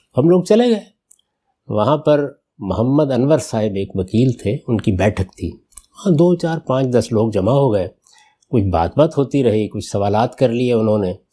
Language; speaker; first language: Urdu; non-native, local second language; Punjabi